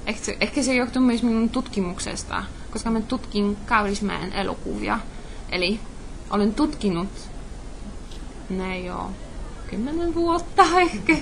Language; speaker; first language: Finnish; non-native, fluent; Polish